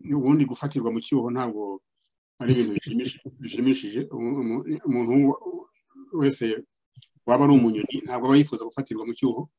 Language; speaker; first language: Kinyarwanda; native; Kinyarwanda